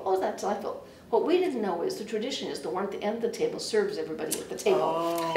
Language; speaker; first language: English; native; English